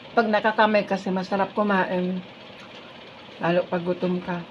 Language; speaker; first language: Filipino; non-native, local second language; Bikol